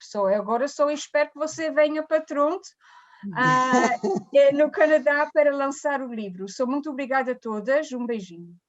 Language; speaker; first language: Portuguese; early bilingual, heritage; Portuguese